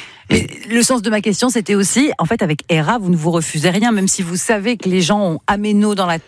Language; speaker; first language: French; native; French